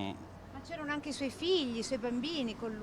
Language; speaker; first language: Italian; native; Italian